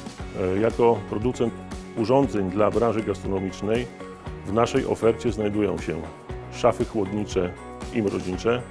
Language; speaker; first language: Polish; native; Polish